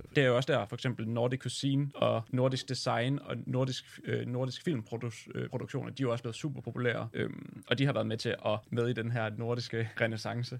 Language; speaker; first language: Swedish; non-native, learner; Danish